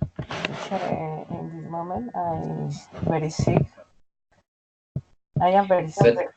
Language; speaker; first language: English; non-native, learner; Spanish